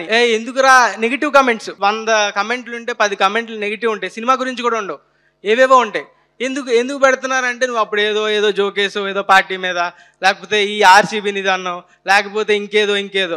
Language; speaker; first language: Telugu; native; Telugu